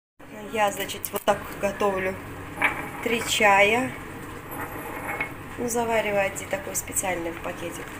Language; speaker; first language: Russian; native; Russian